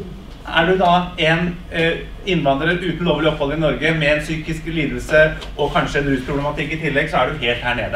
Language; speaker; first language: Norwegian; native; Norwegian